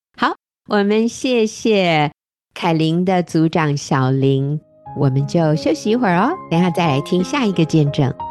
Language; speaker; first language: Chinese; native; Chinese